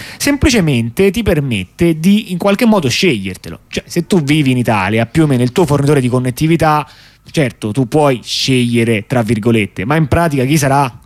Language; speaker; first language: Italian; native; Italian